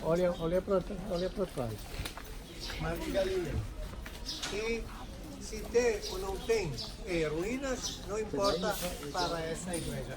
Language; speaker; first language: Portuguese; non-native, learner; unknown